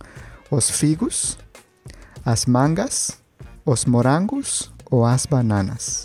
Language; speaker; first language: Portuguese; non-native, learner; Spanish